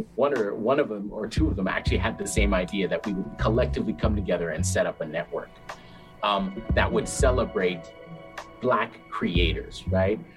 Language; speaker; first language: English; native; English